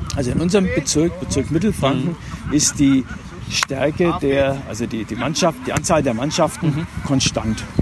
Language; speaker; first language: German; non-native, fluent; Latvian